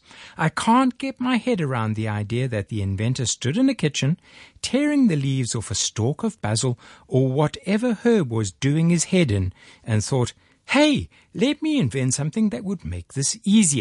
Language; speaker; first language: English; native; English